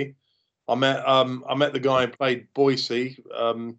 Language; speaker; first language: English; native; English